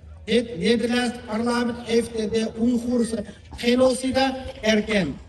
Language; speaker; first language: Dutch; non-native, learner; Uyghur